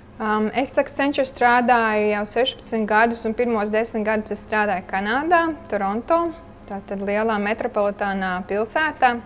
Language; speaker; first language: Latvian; early bilingual, heritage; Latvian